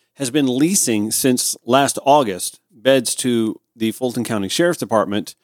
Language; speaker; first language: English; native; English